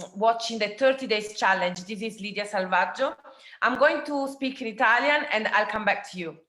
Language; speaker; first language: English; non-native, fluent; Italian